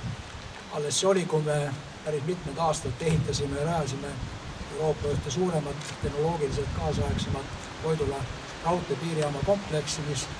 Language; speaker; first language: Estonian; native; Estonian